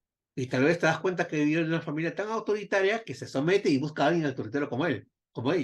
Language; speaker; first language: Spanish; native; Spanish